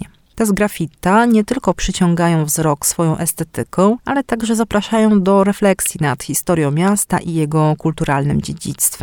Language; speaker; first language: Polish; native; Polish